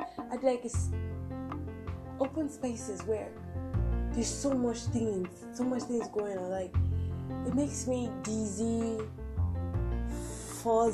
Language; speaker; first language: English; non-native, local second language; Ibibio